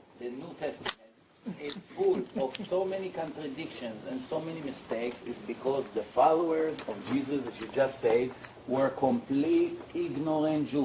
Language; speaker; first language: English; non-native, fluent; Hebrew